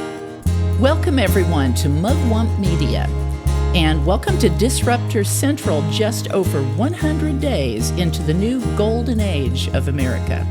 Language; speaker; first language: English; native; English